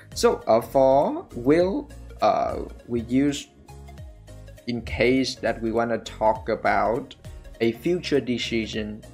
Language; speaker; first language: English; non-native, fluent; Vietnamese